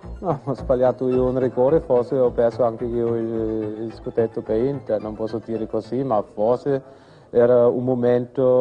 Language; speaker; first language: Italian; non-native, fluent; German